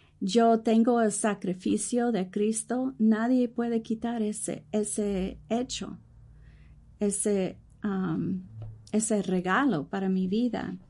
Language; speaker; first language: Spanish; early bilingual, heritage; English